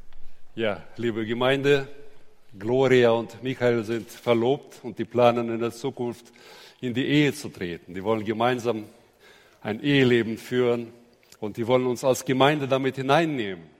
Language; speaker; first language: German; native; German